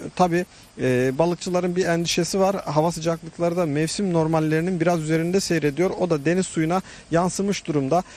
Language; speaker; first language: Turkish; native; Turkish